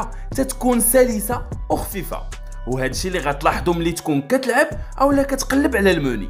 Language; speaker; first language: Arabic; native; Arabic